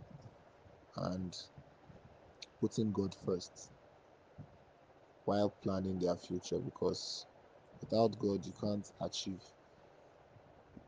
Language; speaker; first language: English; non-native, local second language; Igbo